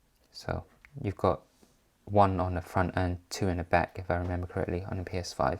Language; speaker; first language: English; native; English